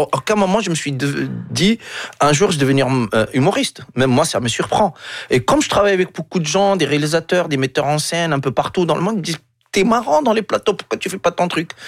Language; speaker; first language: French; non-native, local second language; Arabic